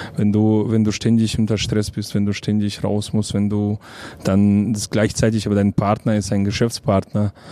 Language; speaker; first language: German; non-native, fluent; Russian